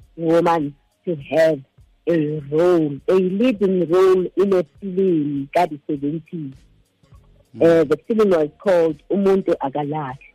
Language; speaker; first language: English; non-native, local second language; Xhosa